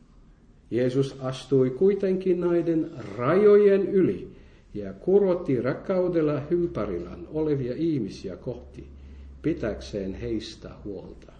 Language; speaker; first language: Finnish; non-native, fluent; French